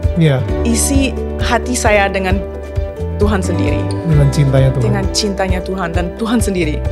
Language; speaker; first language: Indonesian; non-native, fluent; German